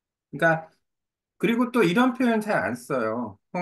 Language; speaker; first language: Korean; native; Korean